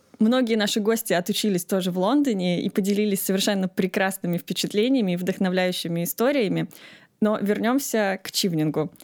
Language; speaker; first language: Russian; native; Russian